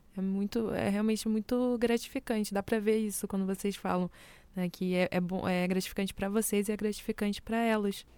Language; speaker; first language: Portuguese; native; Portuguese